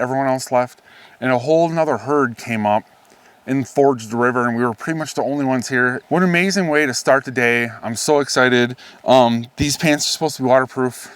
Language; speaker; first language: English; native; English